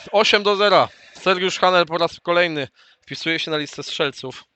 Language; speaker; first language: Polish; native; Polish